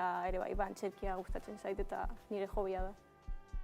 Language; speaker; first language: Basque; non-native, local second language; Spanish